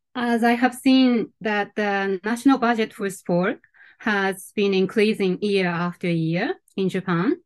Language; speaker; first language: English; non-native, fluent; Japanese